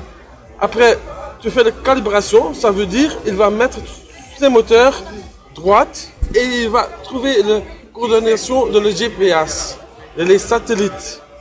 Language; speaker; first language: French; non-native, learner; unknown